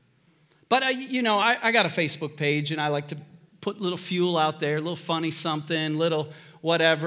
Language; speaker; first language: English; native; English